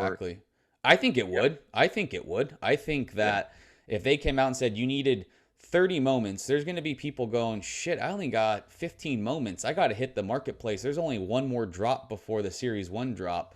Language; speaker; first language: English; native; English